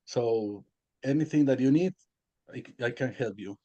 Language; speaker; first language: English; non-native, learner; Spanish